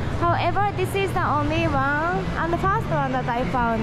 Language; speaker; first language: English; non-native, fluent; Japanese